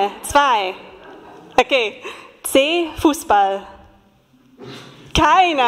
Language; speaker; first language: German; non-native, fluent; English